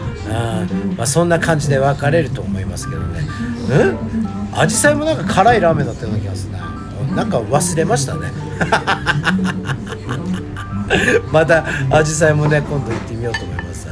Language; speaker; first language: Japanese; native; Japanese